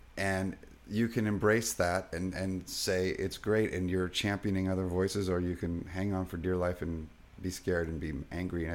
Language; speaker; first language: English; native; English